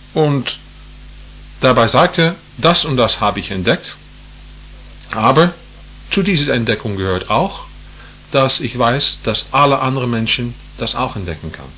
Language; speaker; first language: German; non-native, fluent; English